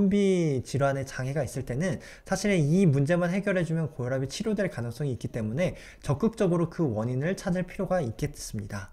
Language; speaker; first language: Korean; native; Korean